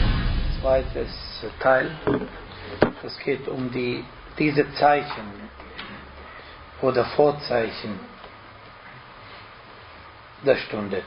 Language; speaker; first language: German; non-native, fluent; Arabic